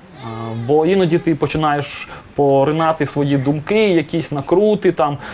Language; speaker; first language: Ukrainian; non-native, local second language; Russian